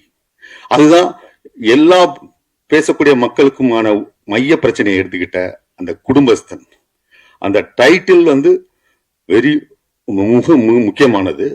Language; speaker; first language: Tamil; native; Tamil